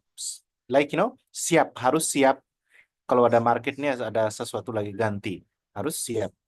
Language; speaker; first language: Indonesian; non-native, learner; Nepali